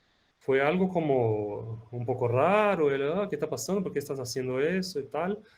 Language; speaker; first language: Spanish; non-native, fluent; Portuguese